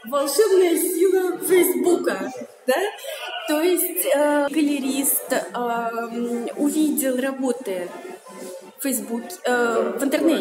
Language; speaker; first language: Russian; native; Russian